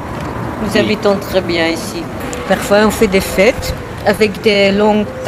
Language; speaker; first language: French; non-native, local second language; Dutch